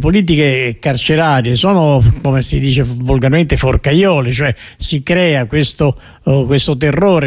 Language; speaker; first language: Italian; native; Italian